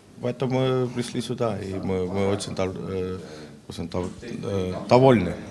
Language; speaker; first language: Russian; non-native, learner; Estonian